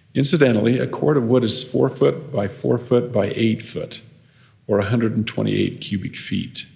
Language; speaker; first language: English; native; English